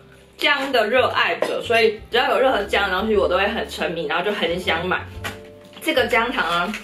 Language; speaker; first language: Chinese; native; Chinese